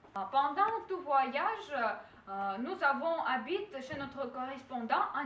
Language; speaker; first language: French; non-native, learner; Russian